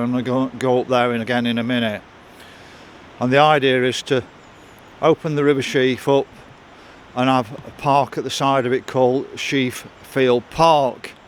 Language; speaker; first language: English; native; English